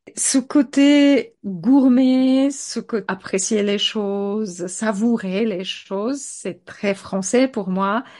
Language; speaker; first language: French; non-native, fluent; Polish